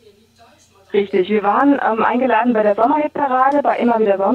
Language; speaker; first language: German; native; German